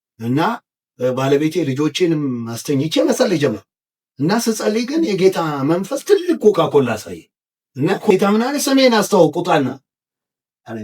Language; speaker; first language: Amharic; native; Amharic